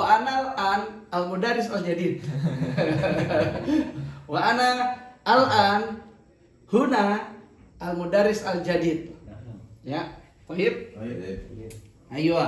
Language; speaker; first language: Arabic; non-native, fluent; Indonesian